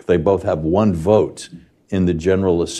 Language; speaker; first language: English; native; English